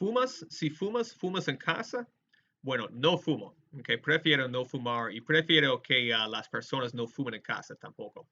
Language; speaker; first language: Spanish; non-native, fluent; English